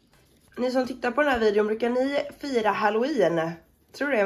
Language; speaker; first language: Swedish; native; Swedish